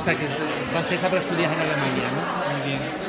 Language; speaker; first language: Spanish; native; Spanish